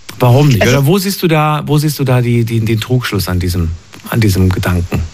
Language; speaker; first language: German; native; German